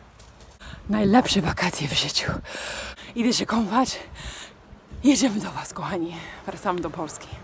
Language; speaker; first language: Polish; non-native, learner; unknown